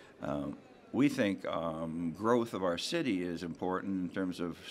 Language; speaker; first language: English; native; English